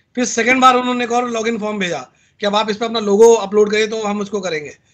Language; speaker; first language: Hindi; native; Hindi